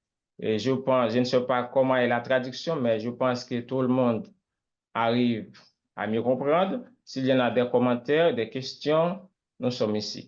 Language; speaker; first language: French; non-native, local second language; Haitian Creole